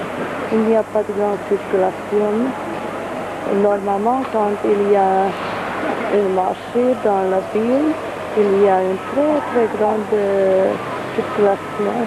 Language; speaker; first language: French; non-native, fluent; Hungarian